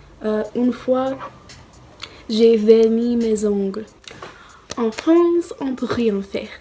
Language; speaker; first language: French; non-native, learner; English